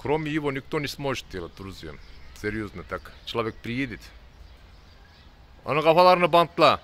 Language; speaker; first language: Russian; non-native, learner; Turkish